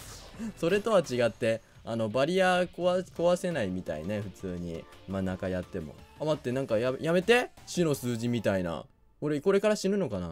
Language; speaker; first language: Japanese; native; Japanese